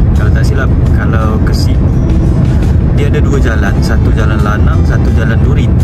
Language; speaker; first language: Malay; native; Malay